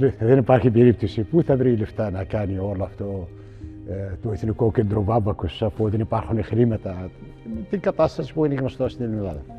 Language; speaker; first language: Greek; non-native, fluent; Arabic